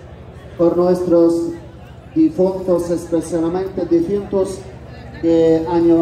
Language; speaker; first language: Spanish; non-native, fluent; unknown